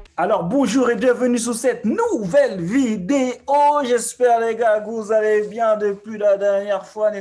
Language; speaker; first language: French; native; French